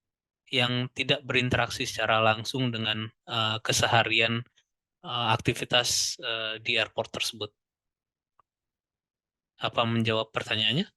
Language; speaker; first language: Indonesian; native; Indonesian